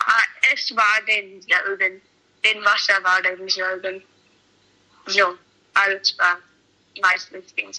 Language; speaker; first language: German; non-native, learner; English